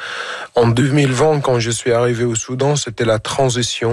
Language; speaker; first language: French; non-native, fluent; Arabic